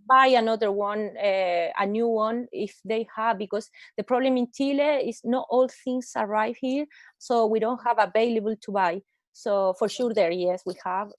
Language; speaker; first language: English; non-native, learner; Spanish